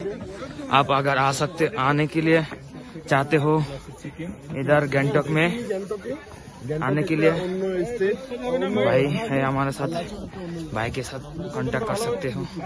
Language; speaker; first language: Hindi; non-native, learner; Bangla